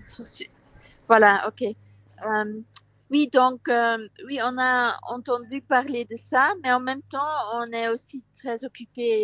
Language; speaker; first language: French; non-native, local second language; Dutch